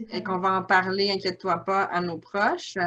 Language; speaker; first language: French; native; French